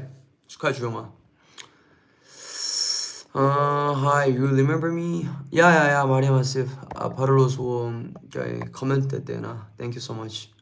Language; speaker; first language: English; non-native, fluent; Korean